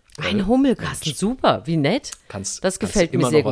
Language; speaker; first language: German; native; German